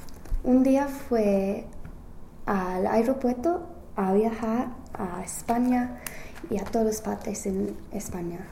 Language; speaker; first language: Spanish; non-native, learner; English